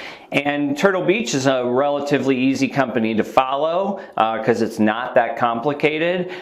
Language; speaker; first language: English; native; English